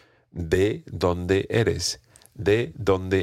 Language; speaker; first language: Spanish; non-native, fluent; English